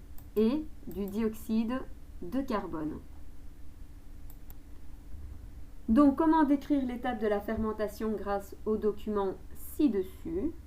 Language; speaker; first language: French; native; French